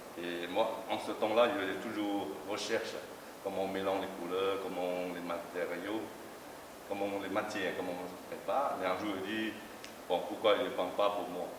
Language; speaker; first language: French; non-native, learner; Chinese